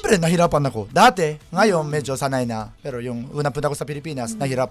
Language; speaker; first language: Filipino; non-native, learner; Japanese